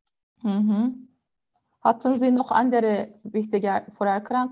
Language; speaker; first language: German; non-native, learner; Turkish